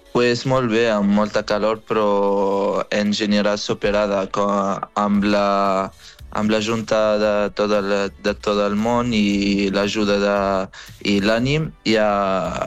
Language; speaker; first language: Catalan; non-native, fluent; Arabic